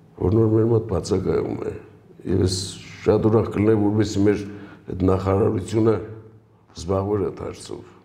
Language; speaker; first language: Armenian; native; Armenian